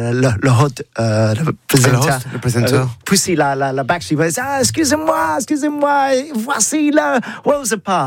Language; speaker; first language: French; non-native, learner; English